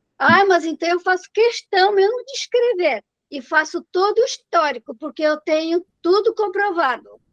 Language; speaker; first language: Portuguese; native; Portuguese